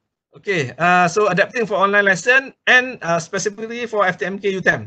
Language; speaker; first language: English; non-native, local second language; Malay